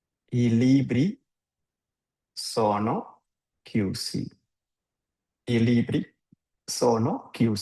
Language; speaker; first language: Italian; non-native, fluent; Tamil